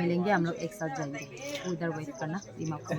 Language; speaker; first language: Hindi; non-native, local second language; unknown